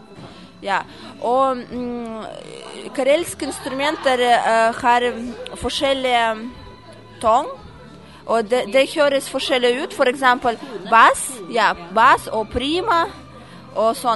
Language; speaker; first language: Norwegian; non-native, learner; Russian